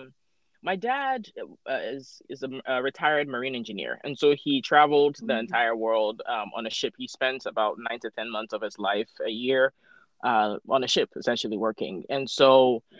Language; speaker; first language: English; non-native, local second language; Akan